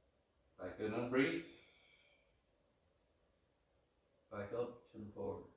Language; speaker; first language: English; native; English